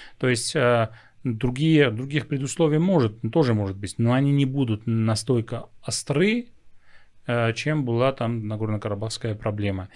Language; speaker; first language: Russian; non-native, local second language; Armenian